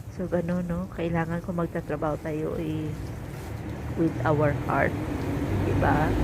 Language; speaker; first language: Filipino; non-native, local second language; Cebuano